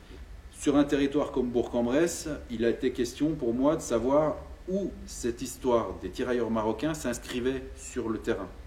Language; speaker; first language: French; native; French